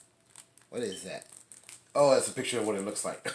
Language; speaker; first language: English; native; English